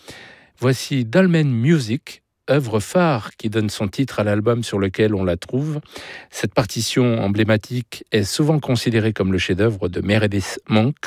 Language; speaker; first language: French; native; French